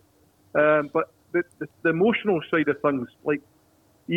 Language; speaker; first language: English; native; English